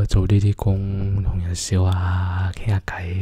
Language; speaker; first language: Cantonese; early bilingual, heritage; Cantonese